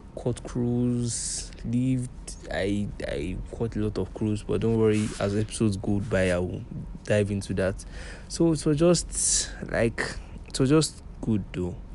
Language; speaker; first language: English; non-native, local second language; Yoruba